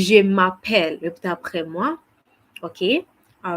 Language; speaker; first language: French; non-native, fluent; English